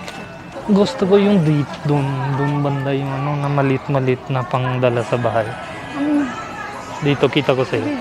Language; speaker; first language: Filipino; non-native, learner; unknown